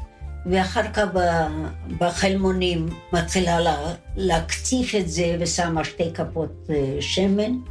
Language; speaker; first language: Hebrew; non-native, fluent; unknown